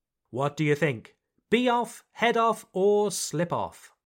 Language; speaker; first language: English; native; English